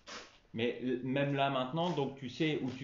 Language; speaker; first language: French; native; French